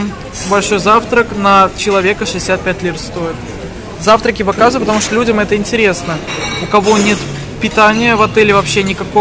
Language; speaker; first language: Russian; native; Russian